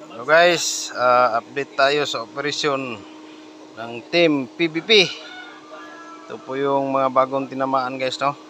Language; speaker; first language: Filipino; non-native, local second language; Cebuano